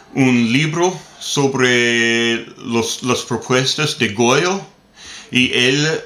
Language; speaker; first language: Spanish; non-native, learner; English